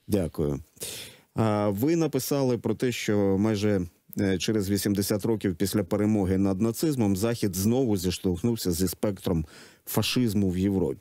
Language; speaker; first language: Ukrainian; native; Ukrainian